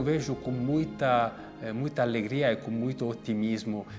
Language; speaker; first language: Portuguese; non-native, fluent; Italian